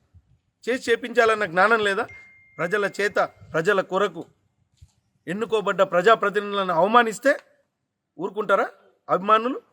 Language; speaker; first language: Telugu; native; Telugu